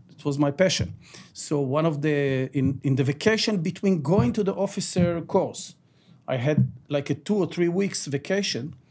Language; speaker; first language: English; non-native, fluent; Ladino